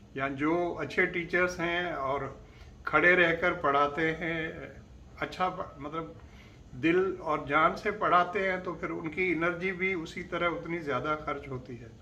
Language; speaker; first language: Urdu; non-native, local second language; Sindhi